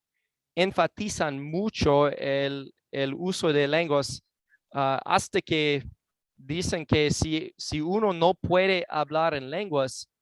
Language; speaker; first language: Spanish; non-native, fluent; English